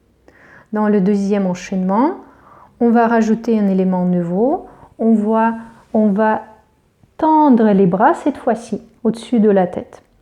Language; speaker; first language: French; native; French